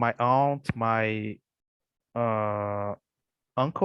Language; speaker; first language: English; non-native, fluent; Portuguese